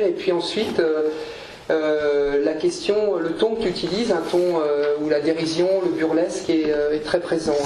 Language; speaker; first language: French; native; French